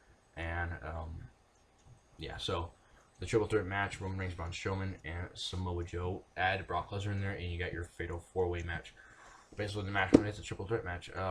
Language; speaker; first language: English; native; English